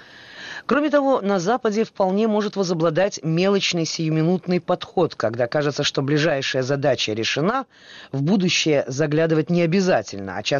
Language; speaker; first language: Russian; native; Russian